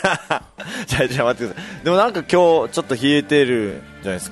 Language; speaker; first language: Japanese; native; Japanese